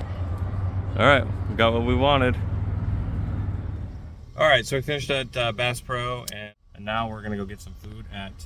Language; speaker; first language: English; native; English